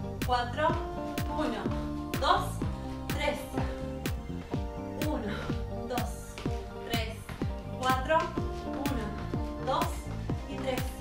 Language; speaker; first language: Spanish; native; Spanish